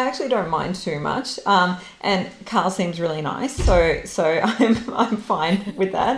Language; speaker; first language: English; non-native, local second language; Serbian